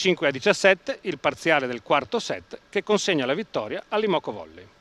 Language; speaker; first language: Italian; native; Italian